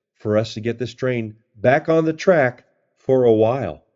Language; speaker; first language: English; native; English